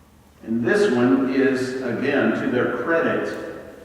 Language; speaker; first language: English; native; English